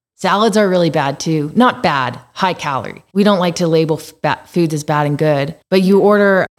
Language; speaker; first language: English; native; English